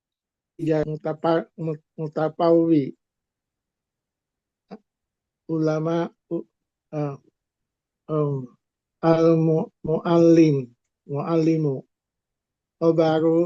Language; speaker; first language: Arabic; non-native, learner; Indonesian